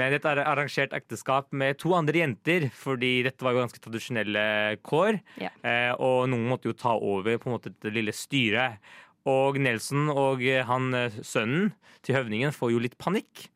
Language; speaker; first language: Norwegian; native; Norwegian